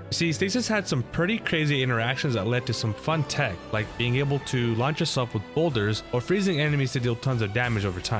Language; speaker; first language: English; native; English